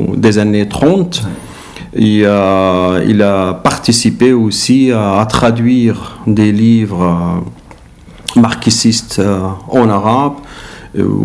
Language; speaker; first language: French; non-native, learner; Arabic